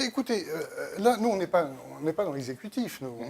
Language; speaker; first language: French; native; French